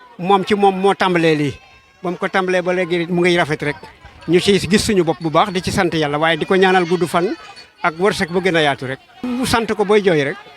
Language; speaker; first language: Wolof; native; Wolof